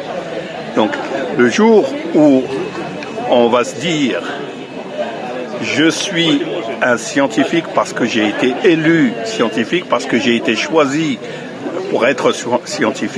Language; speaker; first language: French; native; French